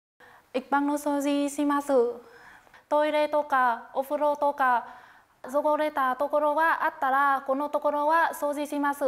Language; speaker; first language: Japanese; non-native, learner; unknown